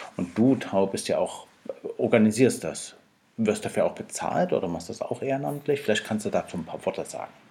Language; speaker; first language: German; native; German